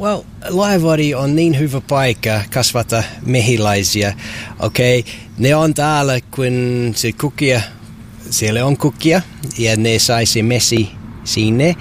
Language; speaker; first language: Finnish; non-native, learner; English